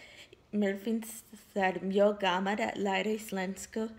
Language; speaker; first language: Icelandic; non-native, learner; English